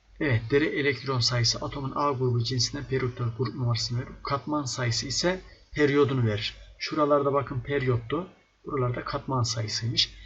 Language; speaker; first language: Turkish; native; Turkish